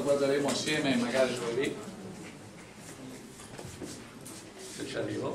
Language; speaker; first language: Italian; native; Italian